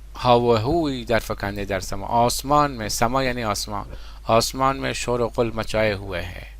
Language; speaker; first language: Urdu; non-native, fluent; Persian